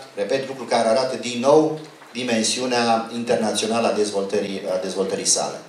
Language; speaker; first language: Romanian; native; Romanian